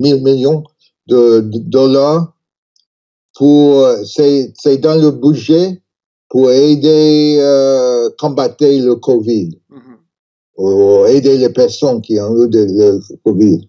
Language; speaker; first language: French; non-native, learner; English